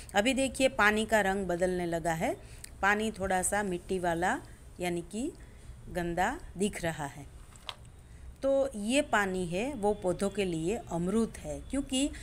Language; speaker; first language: Hindi; non-native, local second language; Gujarati